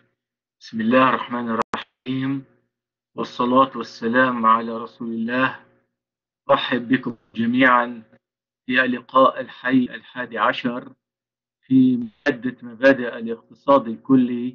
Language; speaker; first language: Arabic; native; Arabic